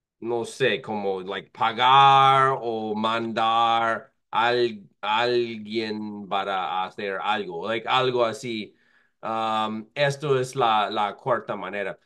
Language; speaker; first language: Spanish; non-native, fluent; English